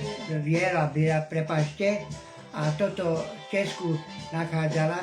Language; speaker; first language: Slovak; non-native, local second language; Romany